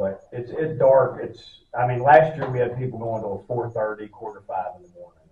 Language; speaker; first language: English; native; English